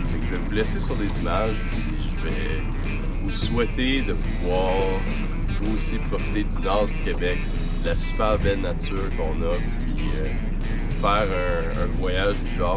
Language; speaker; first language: French; native; French